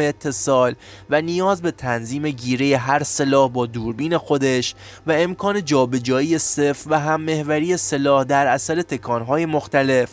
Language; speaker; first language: Persian; native; Persian